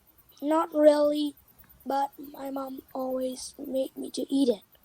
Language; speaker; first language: English; non-native, learner; Vietnamese